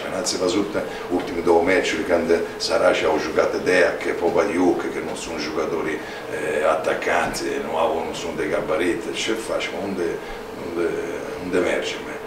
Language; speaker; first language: Romanian; non-native, fluent; Italian